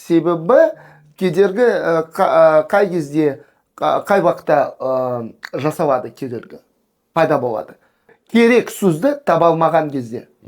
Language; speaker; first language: Kazakh; non-native, local second language; Russian